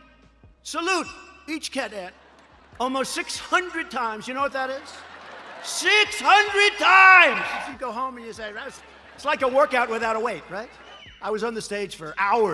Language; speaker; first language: English; native; English